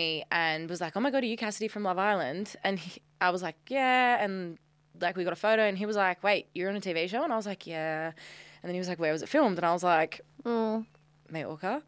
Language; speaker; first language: English; native; English